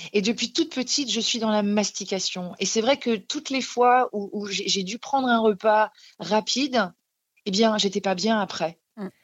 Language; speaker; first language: French; native; French